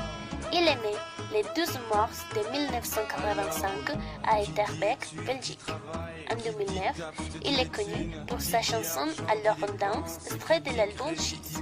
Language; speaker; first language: French; non-native, learner; Spanish